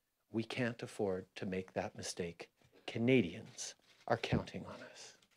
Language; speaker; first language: English; native; English